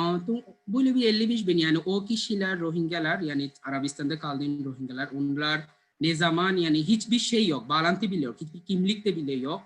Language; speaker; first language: Turkish; non-native, learner; Bangla